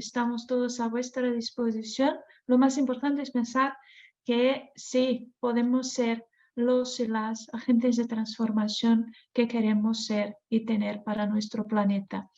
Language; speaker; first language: Spanish; non-native, fluent; Portuguese